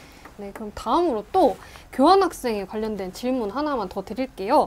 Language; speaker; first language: Korean; native; Korean